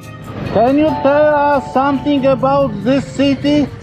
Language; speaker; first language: English; non-native, learner; Polish